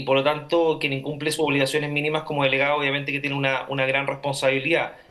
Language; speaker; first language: Spanish; native; Spanish